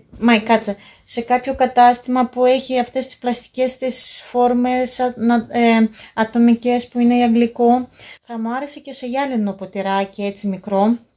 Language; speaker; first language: Greek; non-native, fluent; Russian